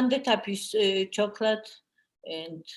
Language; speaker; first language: English; non-native, learner; Polish